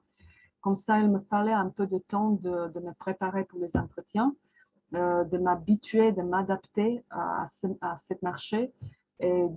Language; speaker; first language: French; non-native, fluent; Croatian